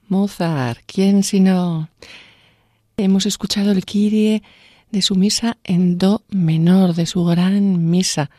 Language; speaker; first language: Spanish; native; Spanish